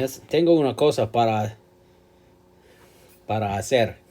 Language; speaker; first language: Spanish; non-native, learner; English